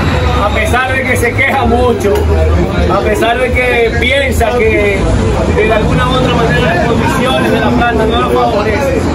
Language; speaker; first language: Spanish; native; Spanish